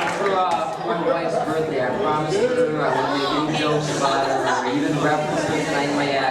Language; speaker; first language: English; native; English